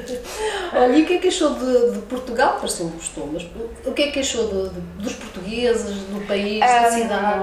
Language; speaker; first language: Portuguese; native; Portuguese